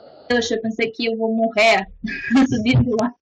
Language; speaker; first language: Portuguese; non-native, fluent; Russian